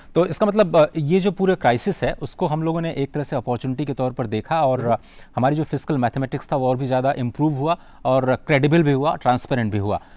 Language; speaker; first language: Hindi; native; Hindi